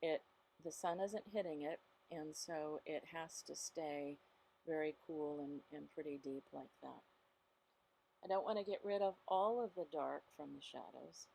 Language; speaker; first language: English; native; English